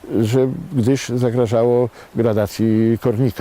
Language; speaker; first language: Polish; native; Polish